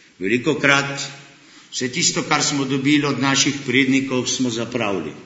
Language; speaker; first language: Slovenian; early bilingual, heritage; Slovenian